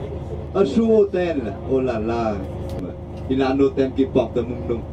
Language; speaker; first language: French; non-native, fluent; Vietnamese